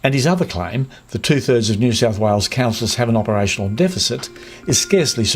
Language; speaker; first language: English; native; English